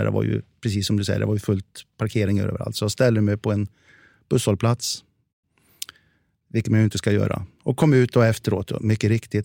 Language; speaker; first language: Swedish; native; Swedish